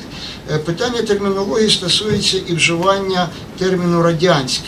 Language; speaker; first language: Ukrainian; native; Ukrainian